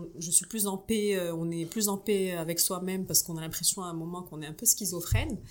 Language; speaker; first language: French; non-native, local second language; Arabic